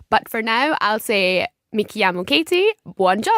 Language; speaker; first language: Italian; non-native, learner; English